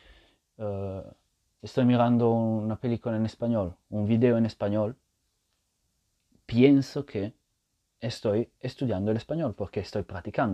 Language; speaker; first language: Spanish; non-native, fluent; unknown